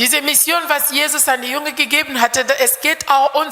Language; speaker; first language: German; non-native, fluent; French